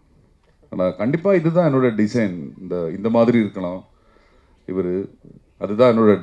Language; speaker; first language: Tamil; non-native, learner; Malayalam